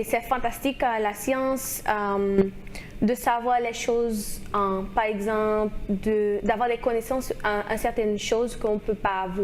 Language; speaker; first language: French; non-native, local second language; Haitian Creole